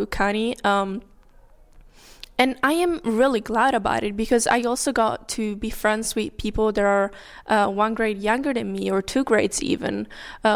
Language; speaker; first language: English; non-native, fluent; Italian